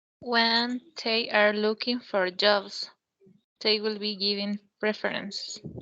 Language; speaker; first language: English; non-native, learner; Spanish